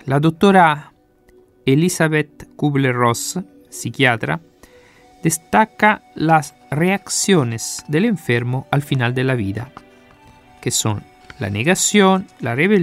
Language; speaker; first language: Spanish; non-native, fluent; Italian